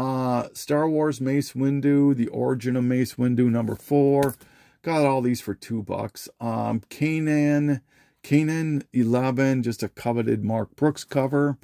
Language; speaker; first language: English; native; English